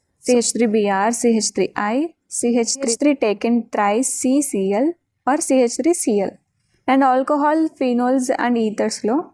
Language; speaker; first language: English; non-native, local second language; Telugu